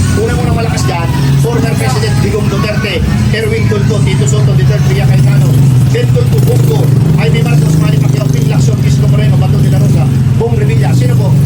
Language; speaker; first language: Filipino; non-native, local second language; Bikol